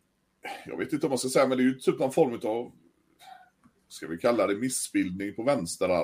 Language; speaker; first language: Swedish; native; Swedish